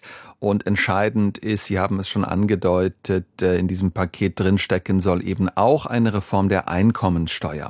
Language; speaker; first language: German; native; German